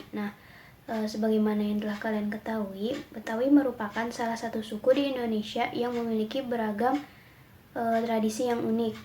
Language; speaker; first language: Indonesian; native; Indonesian